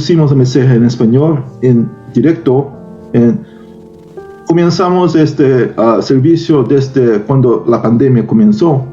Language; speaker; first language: Spanish; non-native, learner; Korean